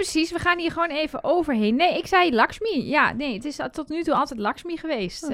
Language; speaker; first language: Dutch; native; Dutch